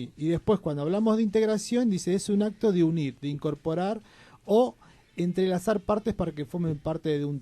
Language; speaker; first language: Spanish; native; Spanish